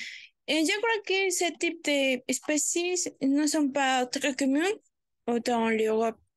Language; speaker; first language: French; non-native, learner; Spanish